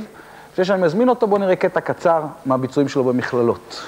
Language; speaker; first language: Hebrew; native; Hebrew